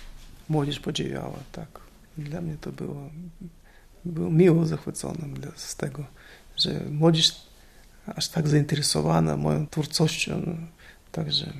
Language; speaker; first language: Polish; non-native, learner; Russian